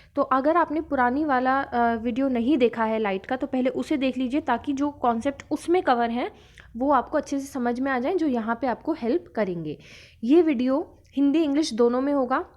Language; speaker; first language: Hindi; native; Hindi